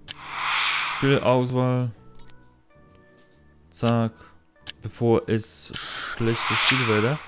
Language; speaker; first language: German; non-native, learner; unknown